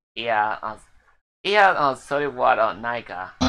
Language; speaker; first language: Japanese; non-native, learner; English